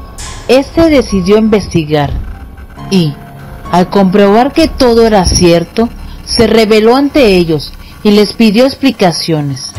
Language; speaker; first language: Spanish; native; Spanish